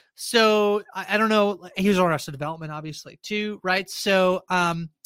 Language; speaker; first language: English; native; English